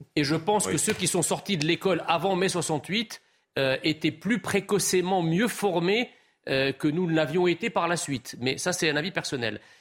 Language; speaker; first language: French; early bilingual, other home language; Arabic